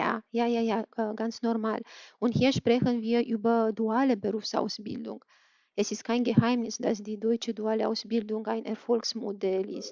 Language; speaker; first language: German; non-native, fluent; Romanian